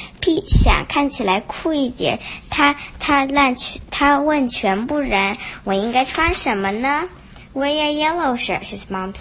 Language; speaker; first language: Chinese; early bilingual, heritage; Chinese